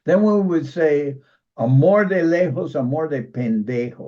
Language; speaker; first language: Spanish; non-native, fluent; English